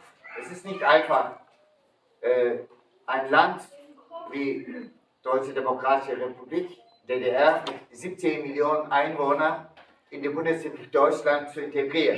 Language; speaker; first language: German; early bilingual, other home language; Turkish